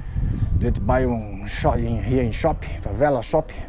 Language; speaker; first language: English; non-native, learner; Portuguese